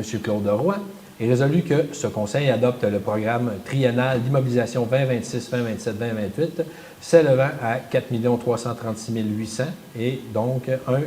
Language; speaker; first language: French; native; French